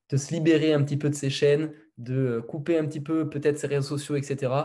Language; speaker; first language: French; native; French